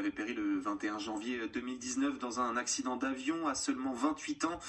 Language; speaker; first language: French; native; French